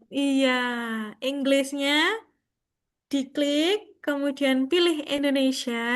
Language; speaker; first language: Indonesian; native; Indonesian